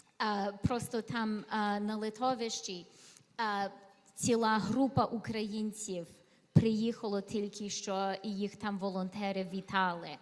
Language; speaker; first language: Ukrainian; early bilingual, heritage; Ukrainian